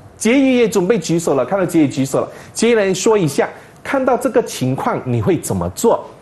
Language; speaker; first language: Chinese; native; Chinese